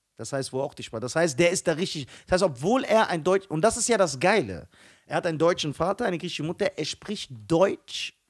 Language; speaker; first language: German; early bilingual, other home language; Arabic